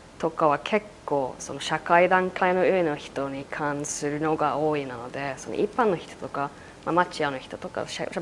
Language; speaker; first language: Japanese; non-native, fluent; English